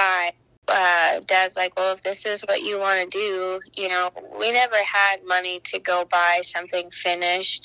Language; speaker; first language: English; native; English